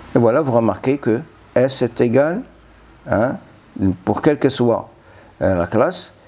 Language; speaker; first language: French; non-native, local second language; Arabic